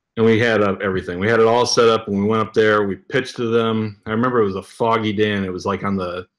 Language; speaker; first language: English; native; English